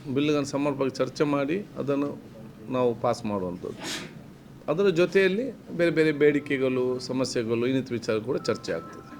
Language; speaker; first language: Kannada; non-native, local second language; Badaga